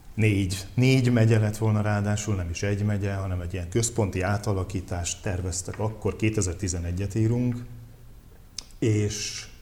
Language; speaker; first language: Hungarian; native; Hungarian